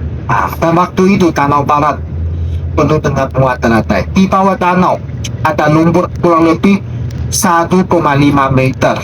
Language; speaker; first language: Indonesian; non-native, learner; Chinese